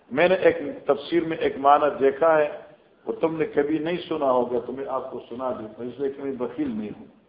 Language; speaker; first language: Urdu; non-native, local second language; Northern Hindko